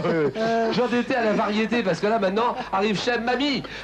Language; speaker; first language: French; native; French